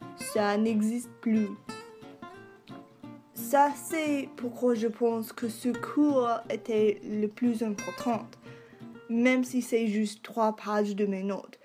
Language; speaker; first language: French; non-native, local second language; English